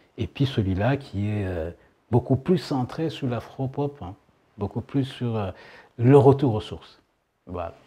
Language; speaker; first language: French; non-native, local second language; Kinyarwanda